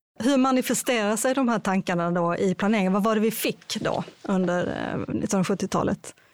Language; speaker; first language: Swedish; native; Swedish